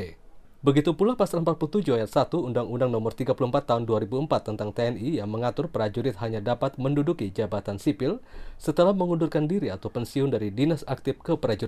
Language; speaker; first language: Indonesian; native; Indonesian